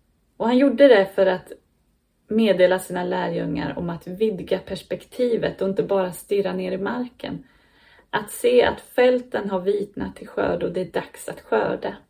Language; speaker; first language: Swedish; native; Swedish